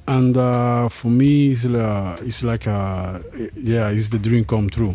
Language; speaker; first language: English; non-native, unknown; Spanish